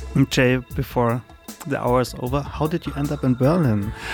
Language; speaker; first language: English; non-native, fluent; German